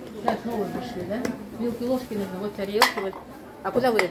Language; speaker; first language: Russian; non-native, local second language; Uzbek